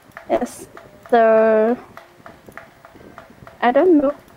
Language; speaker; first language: English; non-native, learner; Chinese